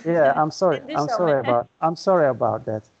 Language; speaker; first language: English; non-native, learner; Turkish